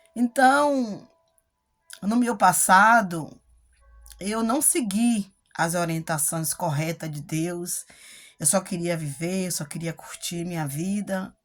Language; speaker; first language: Portuguese; native; Portuguese